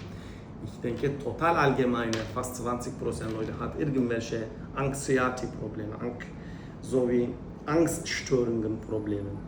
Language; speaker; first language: German; non-native, learner; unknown